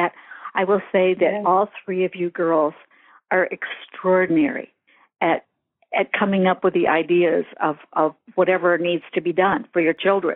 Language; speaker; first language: English; native; English